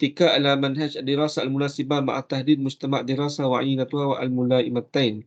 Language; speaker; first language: Arabic; non-native, fluent; Malay